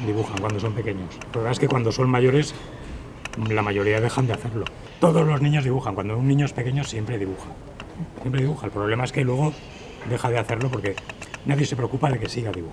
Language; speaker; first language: Spanish; native; Spanish